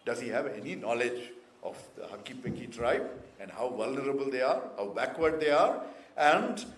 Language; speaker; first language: English; non-native, local second language; Kannada